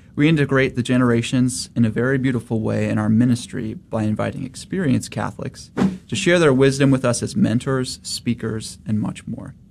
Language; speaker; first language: English; native; English